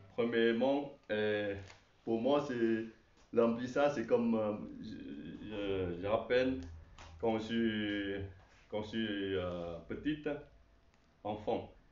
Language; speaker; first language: French; non-native, learner; Chinese